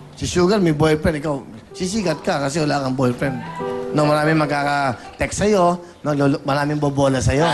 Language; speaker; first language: Filipino; native; Filipino